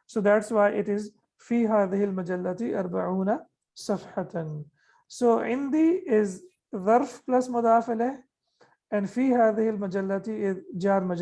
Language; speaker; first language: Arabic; non-native, fluent; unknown